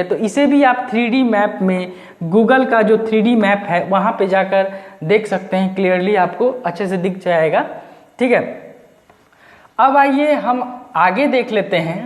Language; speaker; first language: Hindi; native; Hindi